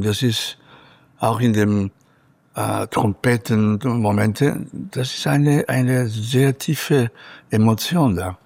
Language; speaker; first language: German; non-native, fluent; Catalan